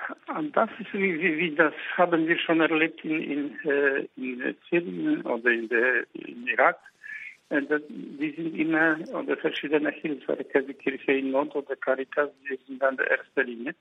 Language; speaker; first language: German; non-native, fluent; Polish